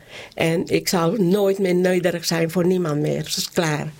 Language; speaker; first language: Dutch; non-native, local second language; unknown